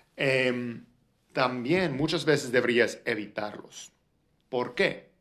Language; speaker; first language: Spanish; non-native, fluent; English